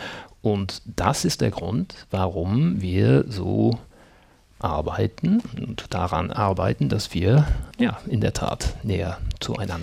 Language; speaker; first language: German; non-native, fluent; English